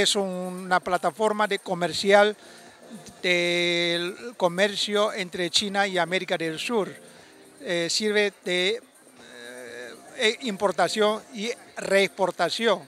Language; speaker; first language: Spanish; non-native, fluent; Chinese